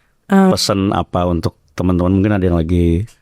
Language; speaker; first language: Indonesian; native; Indonesian